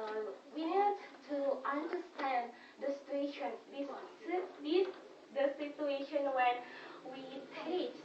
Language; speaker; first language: English; non-native, fluent; Indonesian